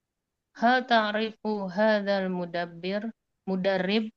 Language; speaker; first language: Arabic; non-native, learner; Indonesian